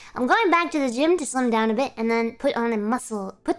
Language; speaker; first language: English; native; English